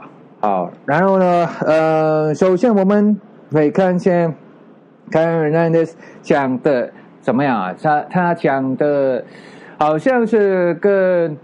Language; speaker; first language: Chinese; non-native, learner; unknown